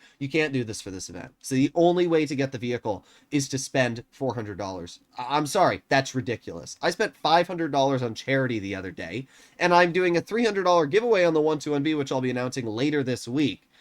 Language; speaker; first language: English; native; English